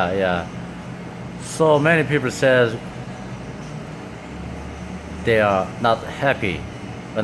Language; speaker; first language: English; non-native, learner; Korean